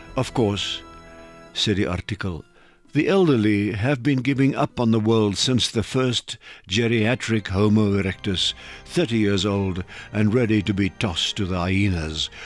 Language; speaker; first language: English; non-native, local second language; Afrikaans